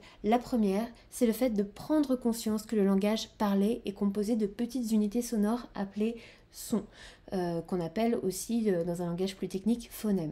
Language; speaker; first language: French; native; French